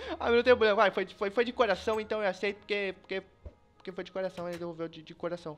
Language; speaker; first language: Portuguese; native; Portuguese